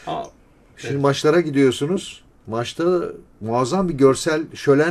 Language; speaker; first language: Turkish; native; Turkish